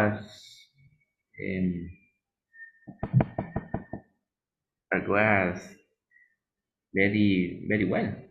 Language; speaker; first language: English; non-native, learner; Spanish